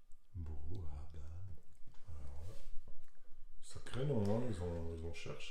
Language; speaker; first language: French; native; French